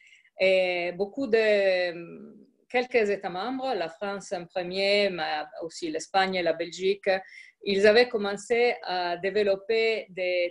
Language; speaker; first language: French; non-native, fluent; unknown